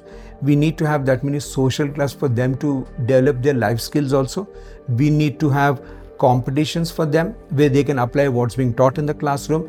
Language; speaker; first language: English; non-native, local second language; Marathi